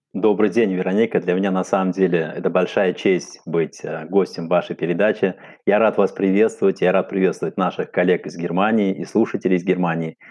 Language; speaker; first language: Russian; non-native, local second language; Uzbek